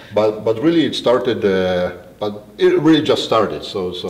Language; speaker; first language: English; non-native, fluent; Polish